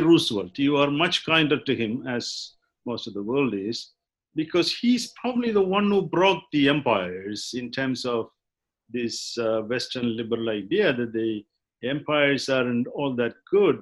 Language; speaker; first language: English; non-native, local second language; Malayalam